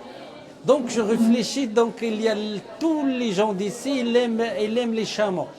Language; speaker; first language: French; non-native, learner; Arabic